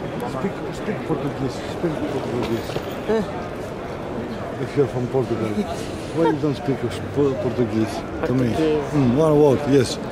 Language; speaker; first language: English; non-native, learner; Greek